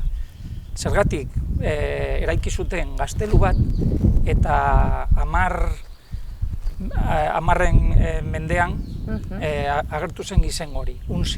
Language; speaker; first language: Basque; non-native, local second language; Spanish